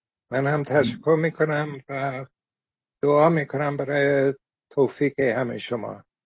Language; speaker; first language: Persian; non-native, fluent; English